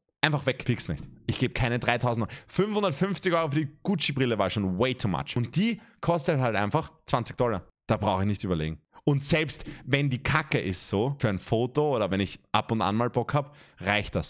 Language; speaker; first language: German; native; German